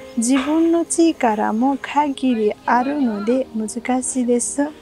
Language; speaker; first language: Japanese; non-native, learner; Nepali